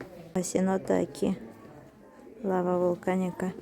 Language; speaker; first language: Spanish; non-native, fluent; Russian